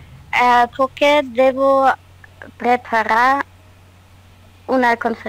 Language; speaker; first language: Spanish; non-native, learner; German